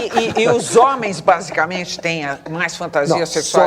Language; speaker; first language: Portuguese; native; Portuguese